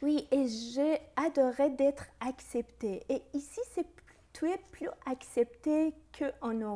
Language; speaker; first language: French; non-native, fluent; Persian